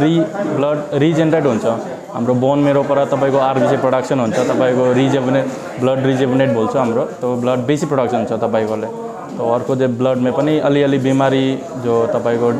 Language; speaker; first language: Nepali; non-native, learner; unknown